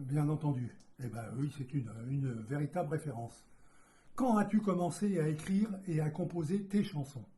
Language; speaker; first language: French; native; French